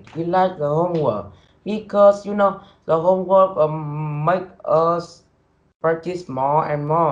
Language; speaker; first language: English; non-native, learner; Vietnamese